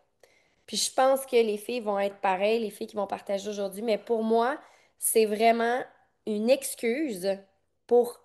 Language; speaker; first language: French; native; French